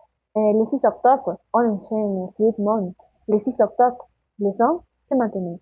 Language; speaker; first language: French; non-native, learner; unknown